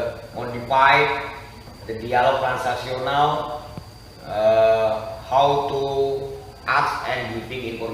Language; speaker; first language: English; non-native, learner; Indonesian